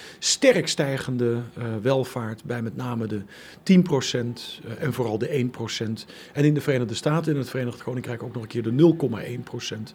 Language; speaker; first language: Dutch; native; Dutch